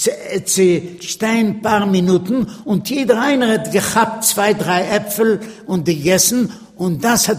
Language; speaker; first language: German; non-native, learner; Yiddish